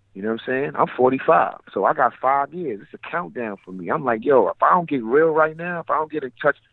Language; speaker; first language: English; native; English